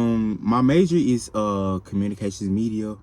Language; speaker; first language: English; native; English